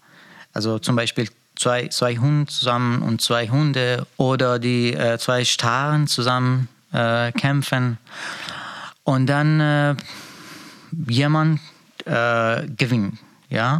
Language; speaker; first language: German; non-native, learner; Persian